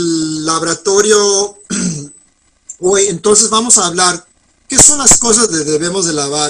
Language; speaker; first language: Spanish; non-native, fluent; English